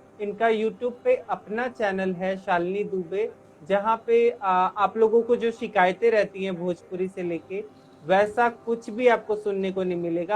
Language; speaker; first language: Hindi; native; Hindi